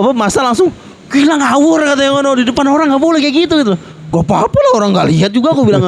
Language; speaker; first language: Indonesian; non-native, local second language; Malay